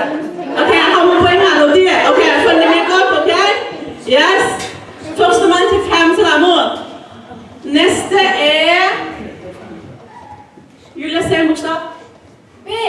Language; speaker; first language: Norwegian; non-native, fluent; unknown